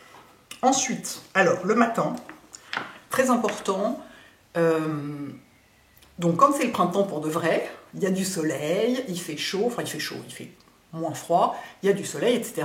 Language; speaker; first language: French; native; French